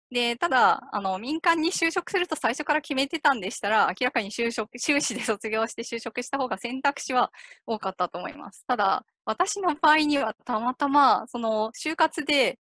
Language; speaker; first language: Japanese; native; Japanese